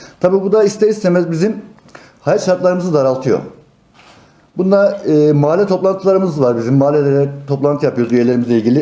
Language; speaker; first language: Turkish; native; Turkish